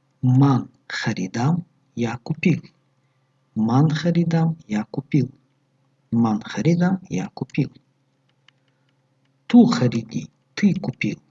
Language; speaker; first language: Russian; non-native, local second language; Tajik